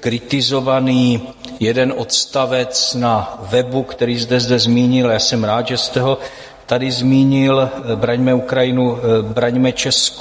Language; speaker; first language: Czech; native; Czech